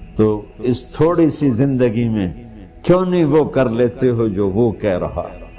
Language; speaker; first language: Urdu; non-native, local second language; Punjabi